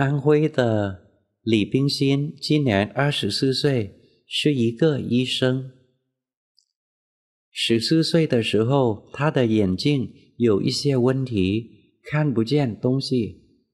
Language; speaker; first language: Chinese; non-native, fluent; Vietnamese